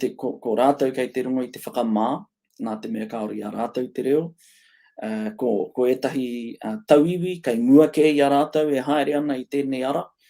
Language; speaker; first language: Māori; non-native, local second language; English